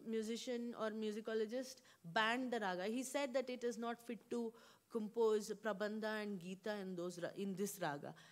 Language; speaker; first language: English; non-native, local second language; Kannada